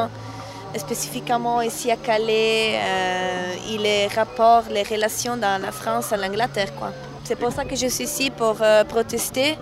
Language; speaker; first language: French; non-native, learner; Italian